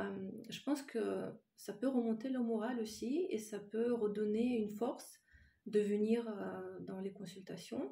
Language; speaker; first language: French; non-native, fluent; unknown